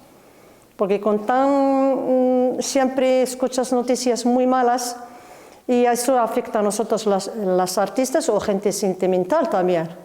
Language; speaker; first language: Spanish; non-native, learner; Arabic